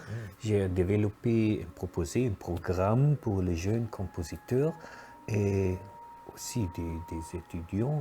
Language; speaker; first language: French; non-native, fluent; German